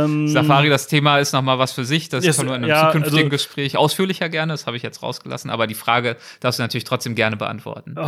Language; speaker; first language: German; native; German